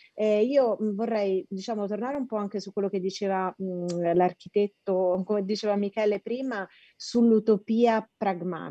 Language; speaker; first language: Italian; native; Italian